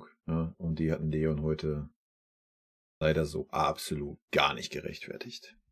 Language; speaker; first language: German; native; German